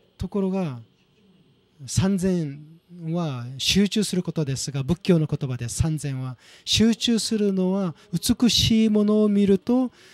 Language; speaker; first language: Japanese; non-native, fluent; Korean